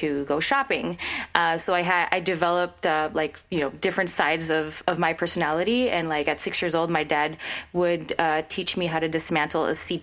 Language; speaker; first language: English; non-native, local second language; French